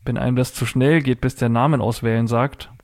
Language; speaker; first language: German; native; German